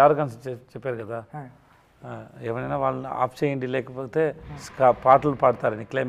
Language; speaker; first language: Telugu; non-native, learner; Tamil